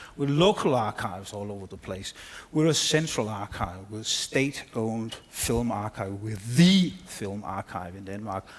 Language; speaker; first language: English; non-native, fluent; Danish